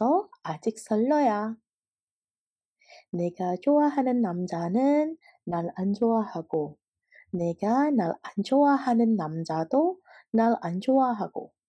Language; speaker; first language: Korean; non-native, fluent; Indonesian